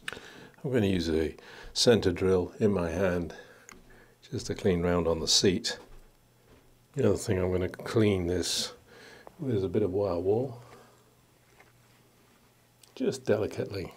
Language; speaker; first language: English; native; English